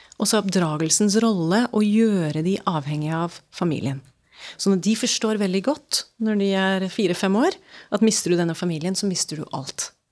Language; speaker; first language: Norwegian; early bilingual, other home language; English